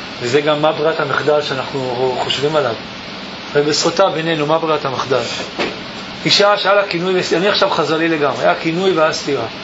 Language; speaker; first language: Hebrew; native; Hebrew